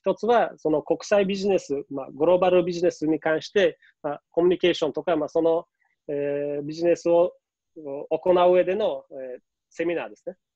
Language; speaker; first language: Japanese; non-native, fluent; Uzbek